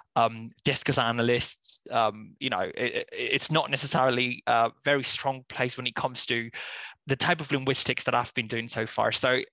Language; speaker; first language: English; non-native, fluent; Spanish